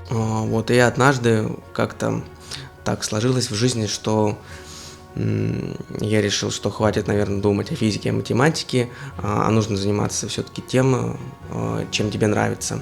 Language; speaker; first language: Russian; native; Russian